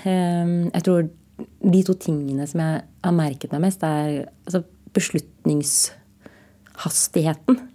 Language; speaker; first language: Norwegian; native; Norwegian